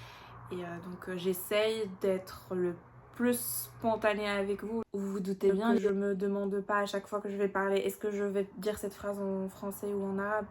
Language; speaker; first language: French; non-native, local second language; Arabic